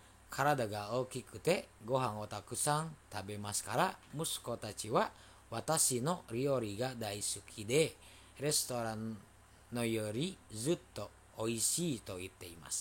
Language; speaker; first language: Japanese; non-native, fluent; Indonesian